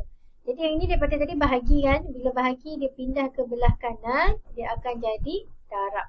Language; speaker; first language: Malay; native; Malay